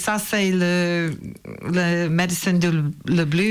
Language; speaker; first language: French; non-native, learner; English